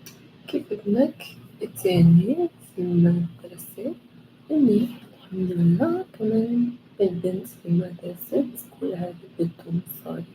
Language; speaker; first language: Arabic; non-native, learner; English